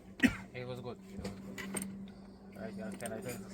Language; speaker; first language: English; non-native, fluent; Slovenian